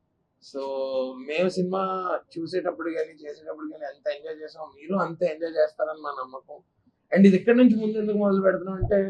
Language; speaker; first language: Telugu; native; Telugu